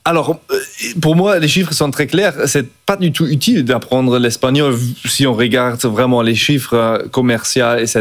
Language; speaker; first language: French; non-native, fluent; German